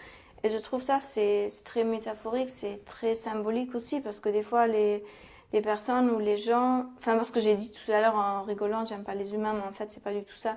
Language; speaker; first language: French; non-native, fluent; German